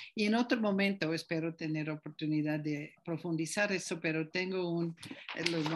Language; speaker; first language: Spanish; non-native, fluent; English